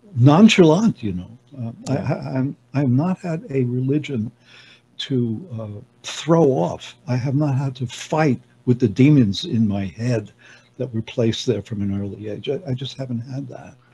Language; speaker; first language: English; native; English